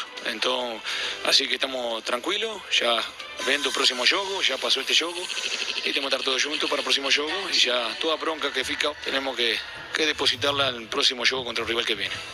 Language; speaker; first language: Portuguese; non-native, fluent; Spanish